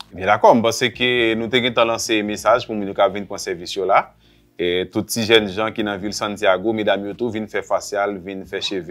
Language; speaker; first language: French; non-native, local second language; Haitian Creole